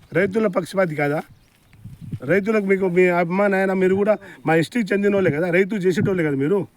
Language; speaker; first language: Telugu; non-native, local second language; Lambadi